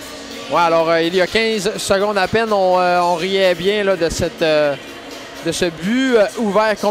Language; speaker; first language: French; native; French